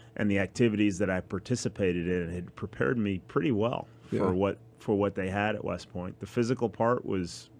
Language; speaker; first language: English; native; English